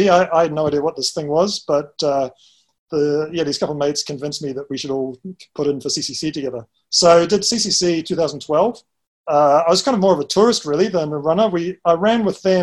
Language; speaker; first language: English; native; English